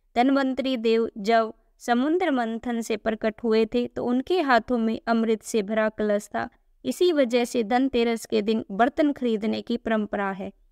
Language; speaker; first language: Hindi; native; Hindi